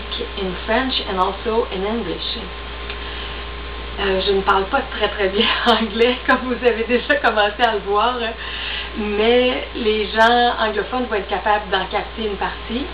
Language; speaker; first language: French; native; French